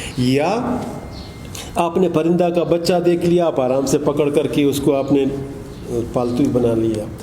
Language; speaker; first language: Urdu; non-native, local second language; Baluchi